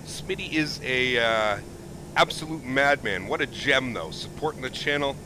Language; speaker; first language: English; native; English